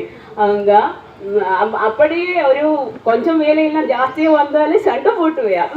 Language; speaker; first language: Tamil; non-native, learner; Malayalam